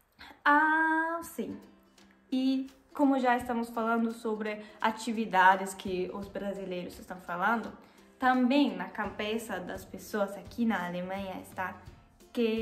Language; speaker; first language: Portuguese; non-native, learner; German